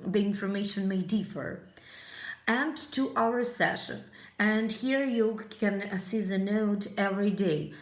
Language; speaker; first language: English; non-native, fluent; Ukrainian